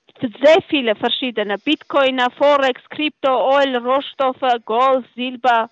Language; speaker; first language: German; non-native, learner; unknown